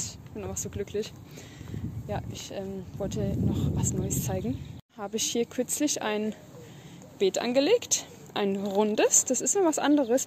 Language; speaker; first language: German; native; German